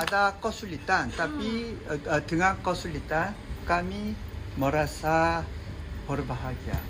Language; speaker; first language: Indonesian; non-native, learner; Korean